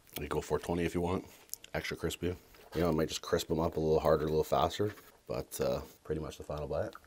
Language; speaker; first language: English; native; English